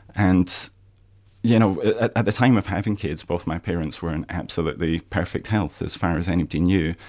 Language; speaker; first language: English; native; English